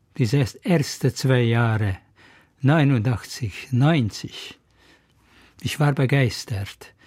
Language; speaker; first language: German; non-native, fluent; Hungarian